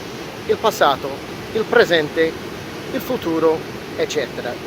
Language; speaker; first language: Italian; non-native, fluent; English